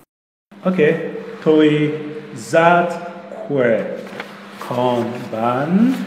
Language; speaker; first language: Vietnamese; non-native, learner; English